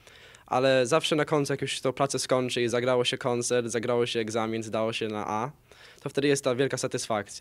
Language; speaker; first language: Polish; early bilingual, heritage; Polish